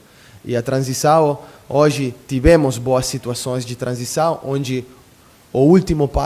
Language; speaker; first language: Portuguese; non-native, fluent; Italian